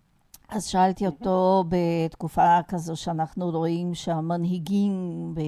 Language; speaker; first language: Hebrew; non-native, fluent; Portuguese